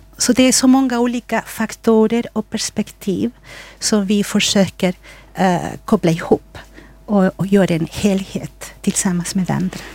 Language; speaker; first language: Swedish; non-native, fluent; Spanish